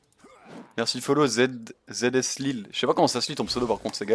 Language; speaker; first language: French; native; French